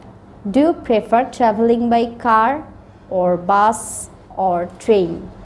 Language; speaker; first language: English; non-native, local second language; Bangla